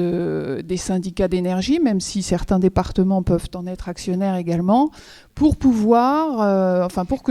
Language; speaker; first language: French; native; French